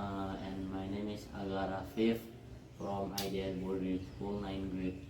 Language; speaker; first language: English; non-native, learner; Indonesian